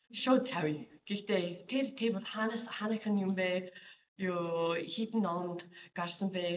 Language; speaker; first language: Mongolian; non-native, fluent; English